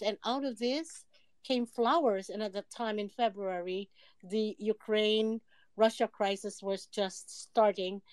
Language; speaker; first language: English; non-native, local second language; Filipino